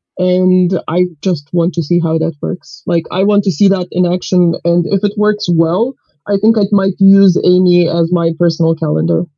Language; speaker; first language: English; non-native, fluent; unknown